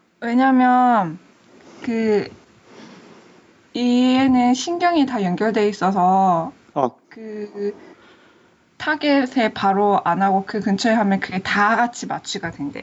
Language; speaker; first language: Korean; early bilingual, heritage; Korean